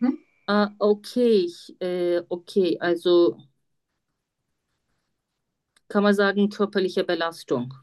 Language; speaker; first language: German; non-native, fluent; Turkish